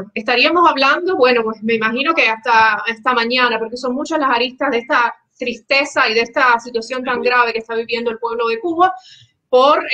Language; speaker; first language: Spanish; native; Spanish